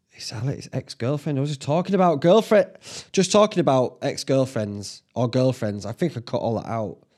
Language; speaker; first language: English; native; English